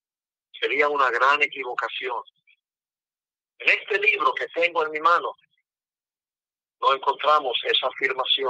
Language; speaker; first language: Spanish; non-native, fluent; English